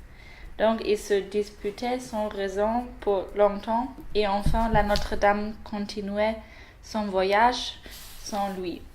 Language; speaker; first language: French; non-native, learner; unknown